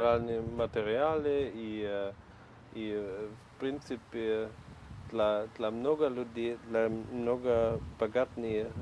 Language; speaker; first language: Russian; non-native, learner; Polish